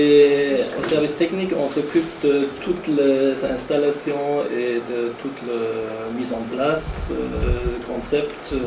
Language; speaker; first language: French; non-native, fluent; German